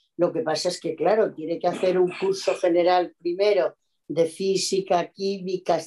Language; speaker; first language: Spanish; native; Spanish